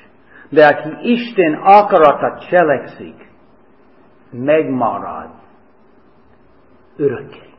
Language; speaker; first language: Hungarian; non-native, fluent; English